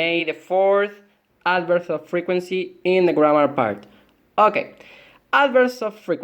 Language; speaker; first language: English; non-native, fluent; Spanish